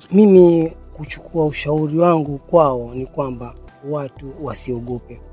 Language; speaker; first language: Swahili; native; Swahili